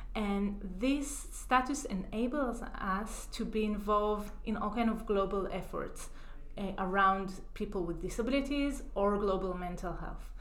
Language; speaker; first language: English; non-native, fluent; Hebrew